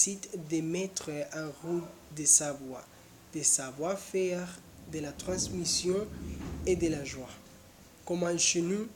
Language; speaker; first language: French; non-native, learner; Spanish